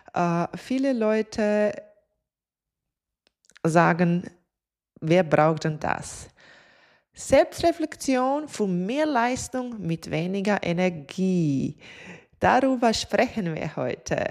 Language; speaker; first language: German; non-native, fluent; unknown